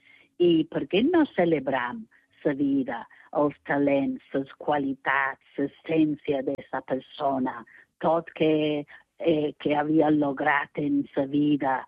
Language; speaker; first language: Catalan; non-native, fluent; English